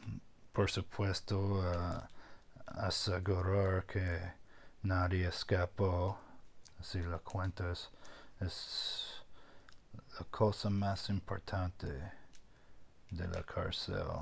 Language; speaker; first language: Spanish; non-native, fluent; English